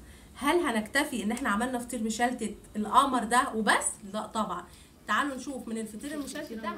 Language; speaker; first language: Arabic; native; Arabic